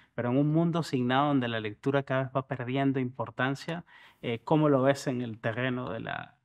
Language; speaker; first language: Spanish; native; Spanish